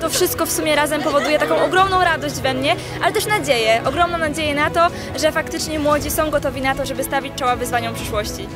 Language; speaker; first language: Polish; native; Polish